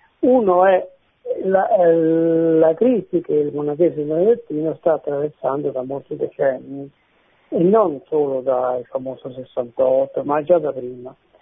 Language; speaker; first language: Italian; native; Italian